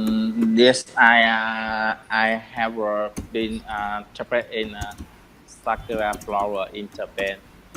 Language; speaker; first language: English; non-native, learner; Vietnamese